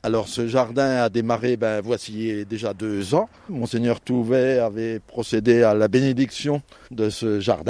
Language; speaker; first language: French; native; French